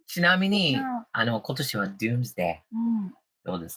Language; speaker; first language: Japanese; non-native, learner; English